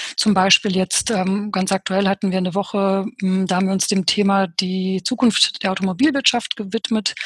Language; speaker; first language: German; early bilingual, other home language; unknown